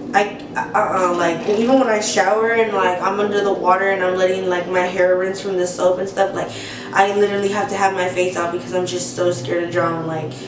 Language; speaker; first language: English; native; English